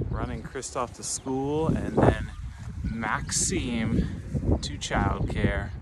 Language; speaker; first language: English; native; English